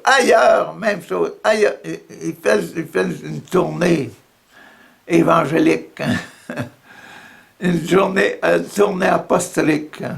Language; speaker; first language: French; native; French